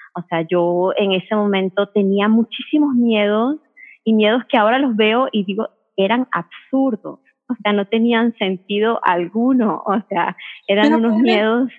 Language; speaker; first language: Spanish; native; Spanish